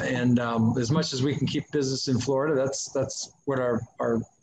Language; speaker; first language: English; native; English